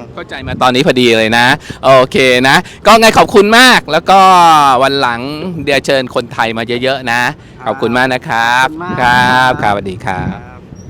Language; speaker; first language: Thai; native; Thai